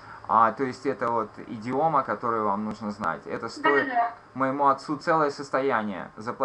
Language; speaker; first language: Russian; native; Russian